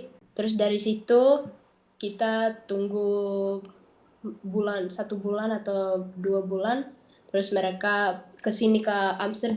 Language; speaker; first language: Indonesian; early bilingual, heritage; Dutch